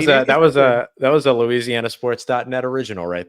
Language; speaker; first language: English; native; English